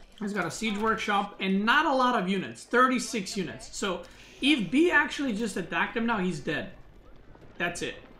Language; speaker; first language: English; non-native, fluent; Serbian